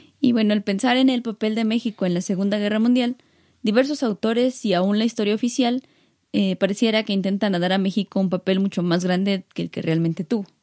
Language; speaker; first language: Spanish; native; Spanish